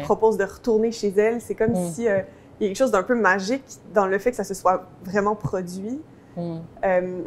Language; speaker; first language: French; native; French